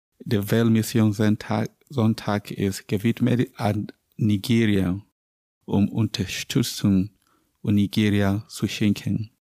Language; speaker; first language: German; non-native, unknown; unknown